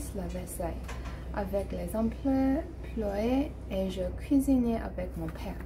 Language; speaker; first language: French; non-native, learner; English